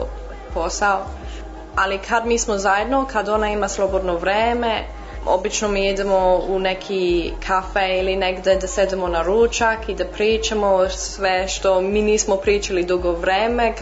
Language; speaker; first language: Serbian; early bilingual, heritage; English